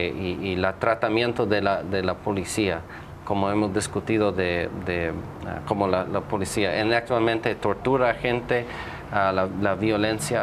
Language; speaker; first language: Spanish; non-native, fluent; English